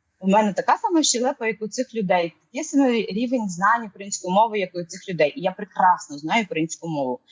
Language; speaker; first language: Ukrainian; non-native, local second language; Russian